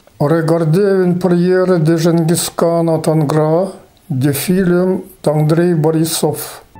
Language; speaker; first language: French; non-native, fluent; Yakut